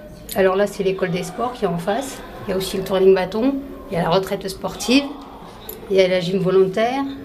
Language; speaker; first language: French; native; French